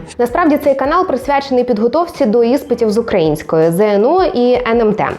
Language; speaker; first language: Ukrainian; non-native, local second language; Russian